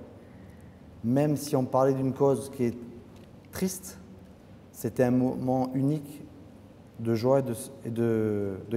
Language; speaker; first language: French; native; French